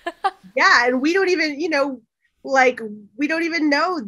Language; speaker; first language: English; native; English